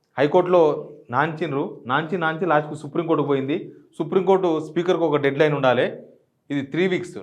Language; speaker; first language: Telugu; native; Telugu